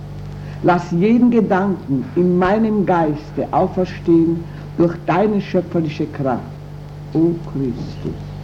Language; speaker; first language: German; native; German